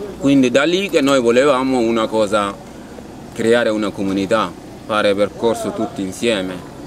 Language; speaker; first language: Italian; non-native, fluent; Arabic